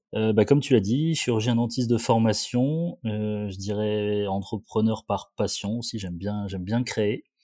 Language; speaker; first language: French; native; French